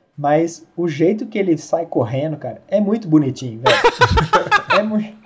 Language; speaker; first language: Portuguese; native; Portuguese